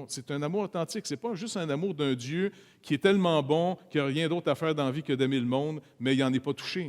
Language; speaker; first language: French; native; French